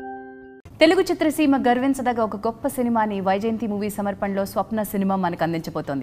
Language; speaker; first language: Telugu; native; Telugu